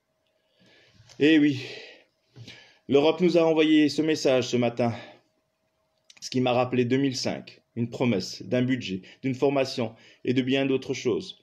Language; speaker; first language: French; non-native, local second language; Kabyle